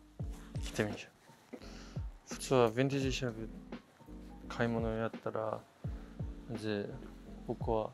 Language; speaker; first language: Japanese; non-native, fluent; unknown